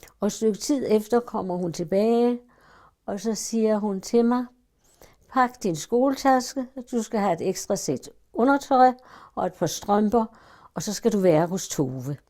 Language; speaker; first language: Danish; early bilingual, other home language; German